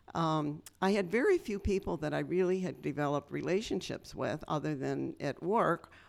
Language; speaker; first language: English; native; English